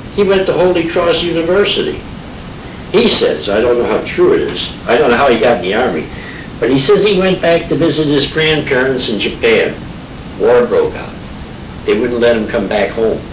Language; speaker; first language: English; native; English